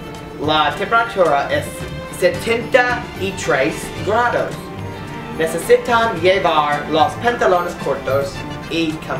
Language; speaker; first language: Spanish; non-native, learner; English